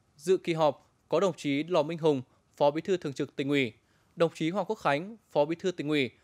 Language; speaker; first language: Vietnamese; native; Vietnamese